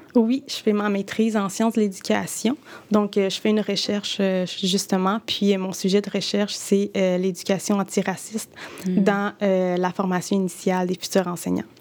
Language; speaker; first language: French; early bilingual, other home language; Spanish